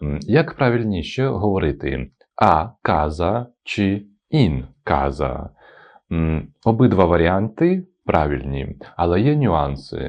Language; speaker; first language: Ukrainian; non-native, local second language; Russian